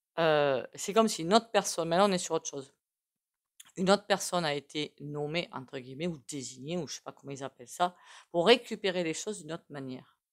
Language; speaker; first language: French; native; French